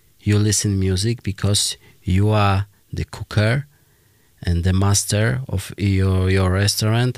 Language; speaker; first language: English; non-native, learner; Polish